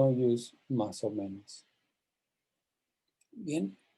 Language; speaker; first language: Spanish; non-native, fluent; English